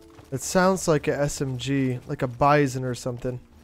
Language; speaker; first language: English; non-native, fluent; Dutch